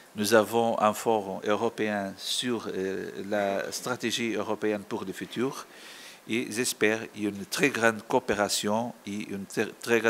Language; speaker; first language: French; non-native, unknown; Portuguese